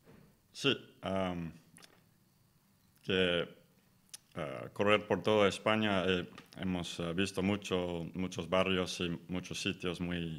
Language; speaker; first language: Spanish; non-native, fluent; English